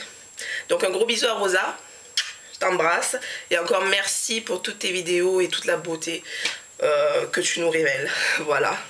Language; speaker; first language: French; native; French